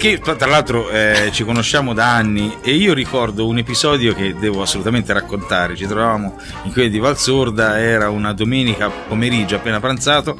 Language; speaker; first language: Italian; native; Italian